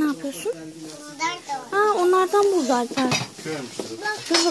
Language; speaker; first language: Turkish; native; Turkish